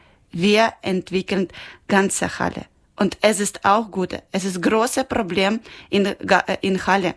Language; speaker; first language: German; non-native, learner; Ukrainian